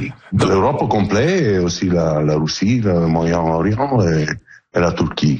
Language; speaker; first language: French; non-native, learner; Italian